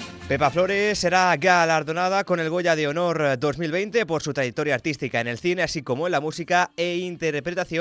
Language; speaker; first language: Spanish; native; Spanish